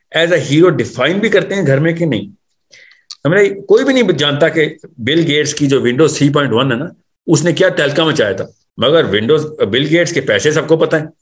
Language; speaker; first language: Urdu; native; Urdu